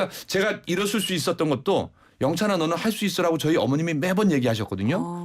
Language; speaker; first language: Korean; native; Korean